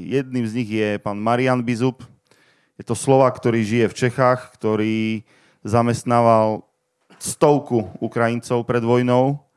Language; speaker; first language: Slovak; native; Slovak